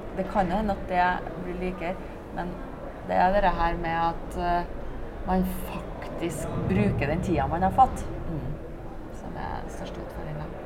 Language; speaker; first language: Norwegian; native; Norwegian